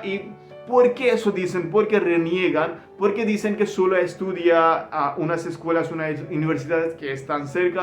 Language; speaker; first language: Spanish; non-native, learner; Hindi